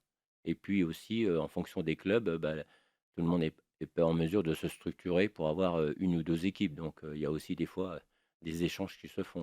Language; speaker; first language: French; native; French